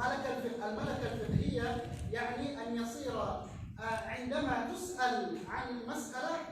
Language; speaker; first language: Arabic; native; Arabic